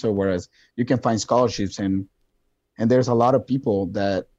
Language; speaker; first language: English; non-native, fluent; Spanish